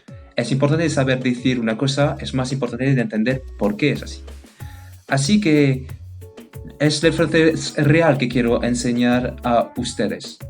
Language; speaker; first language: Spanish; non-native, fluent; French